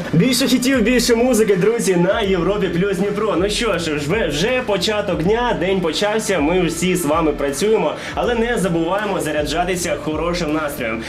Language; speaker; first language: Ukrainian; native; Ukrainian